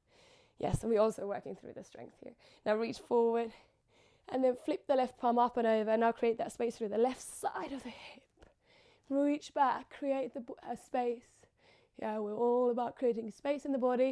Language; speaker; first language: English; non-native, fluent; Finnish